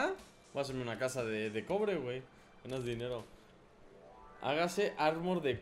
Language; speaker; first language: Spanish; native; Spanish